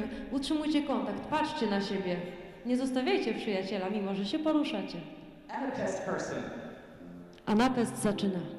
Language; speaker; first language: Polish; native; Polish